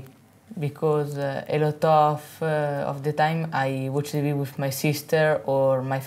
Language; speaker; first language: English; non-native, learner; Italian